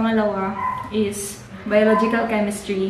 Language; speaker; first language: Filipino; non-native, local second language; Bikol